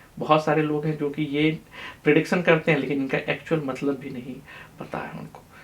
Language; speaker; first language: Hindi; native; Hindi